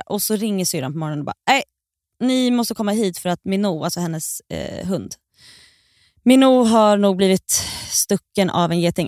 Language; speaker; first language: Swedish; native; Swedish